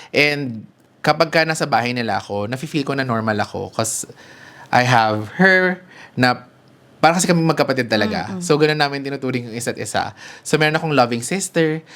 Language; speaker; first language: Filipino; native; Filipino